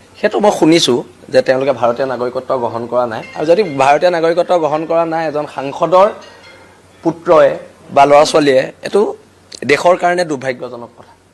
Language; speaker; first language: Assamese; native; Assamese